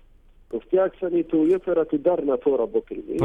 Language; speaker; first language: Greek; non-native, learner; Arabic